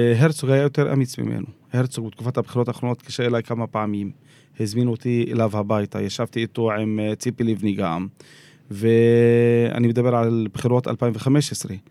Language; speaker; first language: Hebrew; non-native, local second language; Arabic